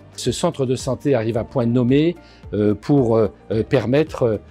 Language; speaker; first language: French; native; French